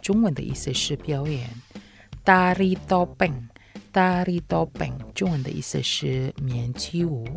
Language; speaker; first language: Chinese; non-native, fluent; Indonesian